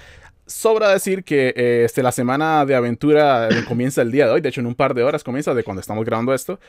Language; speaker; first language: Spanish; native; Spanish